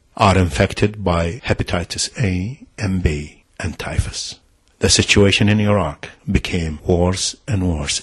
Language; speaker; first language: English; non-native, fluent; Arabic